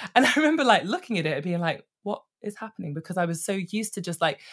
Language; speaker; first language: English; native; English